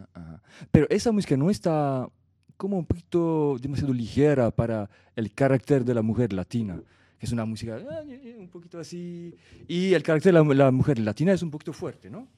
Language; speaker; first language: Spanish; non-native, fluent; French